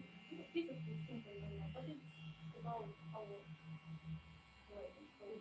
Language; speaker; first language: English; non-native, learner; Ukrainian